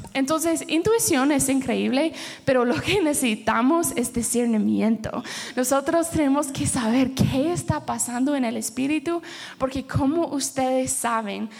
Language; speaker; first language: Spanish; early bilingual, heritage; Spanish